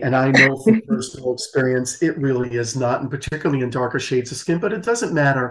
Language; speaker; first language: English; native; English